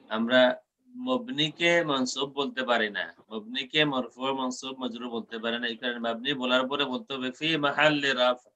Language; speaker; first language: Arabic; non-native, fluent; Bangla